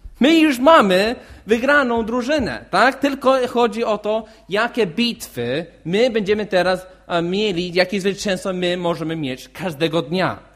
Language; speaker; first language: Polish; non-native, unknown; English